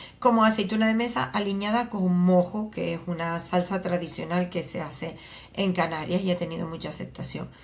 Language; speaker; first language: Spanish; native; Spanish